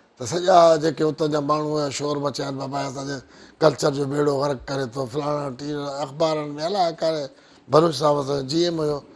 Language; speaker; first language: Sindhi; non-native, local second language; Brahui